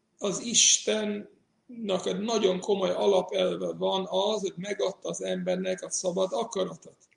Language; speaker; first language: Hungarian; non-native, fluent; Yiddish